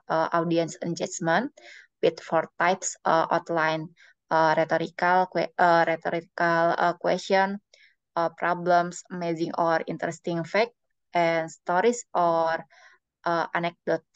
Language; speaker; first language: English; non-native, learner; Indonesian